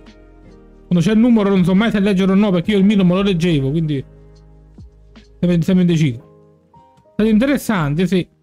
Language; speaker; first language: Italian; native; Italian